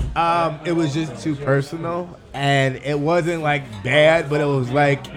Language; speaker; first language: English; native; English